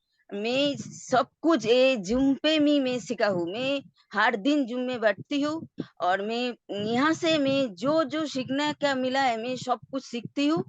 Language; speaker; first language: Hindi; non-native, local second language; Bangla